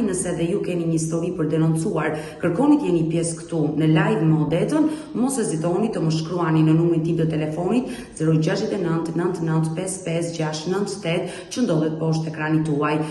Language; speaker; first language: Albanian; native; Albanian